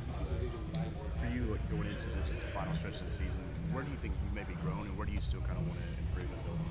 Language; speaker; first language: English; native; English